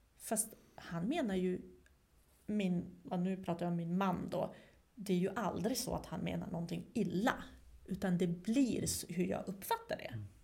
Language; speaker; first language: Swedish; non-native, fluent; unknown